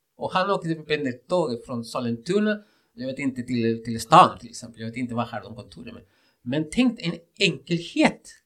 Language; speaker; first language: Swedish; non-native, fluent; Spanish